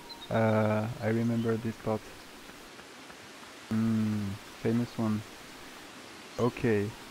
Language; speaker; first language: English; non-native, learner; French